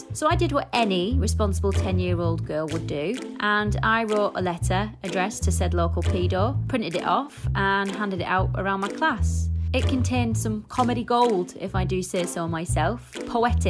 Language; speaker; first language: English; native; English